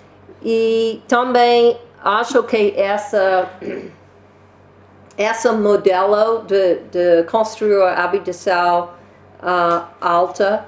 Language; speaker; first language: Portuguese; non-native, learner; English